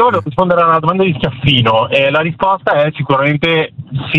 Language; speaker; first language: Italian; native; Italian